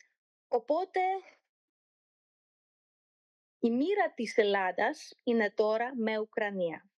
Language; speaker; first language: Greek; non-native, learner; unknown